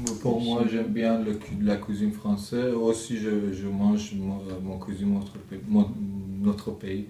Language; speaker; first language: French; non-native, learner; Persian